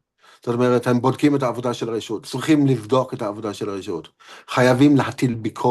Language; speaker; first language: Hebrew; non-native, fluent; English